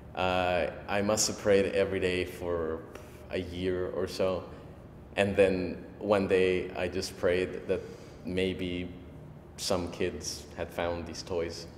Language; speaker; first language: English; early bilingual, other home language; Spanish